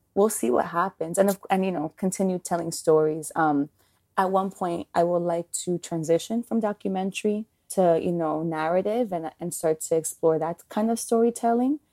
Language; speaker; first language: English; native; English